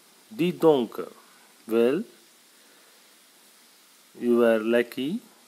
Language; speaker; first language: English; non-native, local second language; Tamil